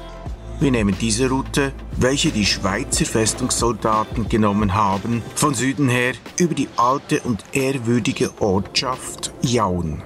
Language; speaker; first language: German; native; German